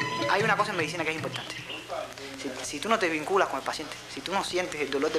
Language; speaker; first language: Spanish; native; Spanish